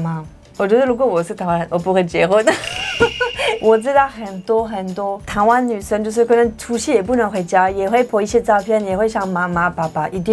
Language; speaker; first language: Chinese; non-native, fluent; French